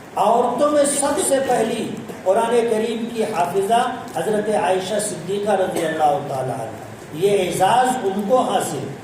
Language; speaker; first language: Urdu; native; Urdu